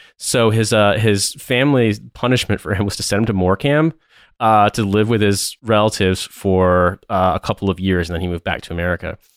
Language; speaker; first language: English; native; English